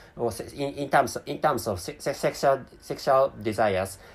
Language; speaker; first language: English; non-native, fluent; Japanese